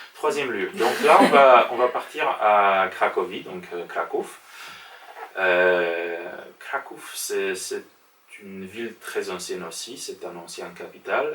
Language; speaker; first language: French; non-native, fluent; Polish